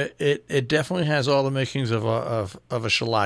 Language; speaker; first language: English; native; English